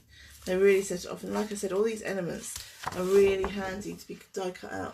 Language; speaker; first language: English; native; English